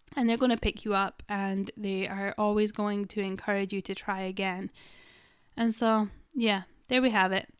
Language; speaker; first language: English; native; English